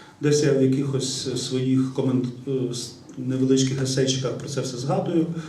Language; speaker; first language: Ukrainian; native; Ukrainian